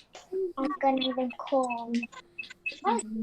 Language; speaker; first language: Welsh; non-native, local second language; English